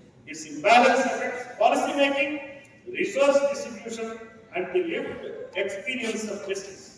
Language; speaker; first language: English; non-native, local second language; Telugu